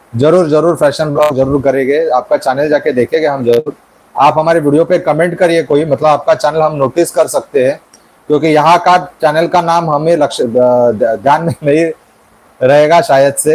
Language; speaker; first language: Hindi; non-native, local second language; Marathi